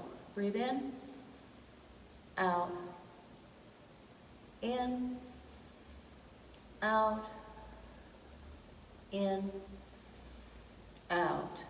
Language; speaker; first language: English; native; English